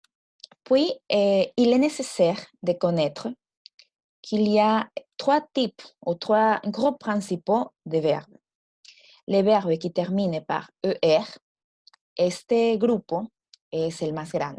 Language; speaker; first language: French; non-native, fluent; Spanish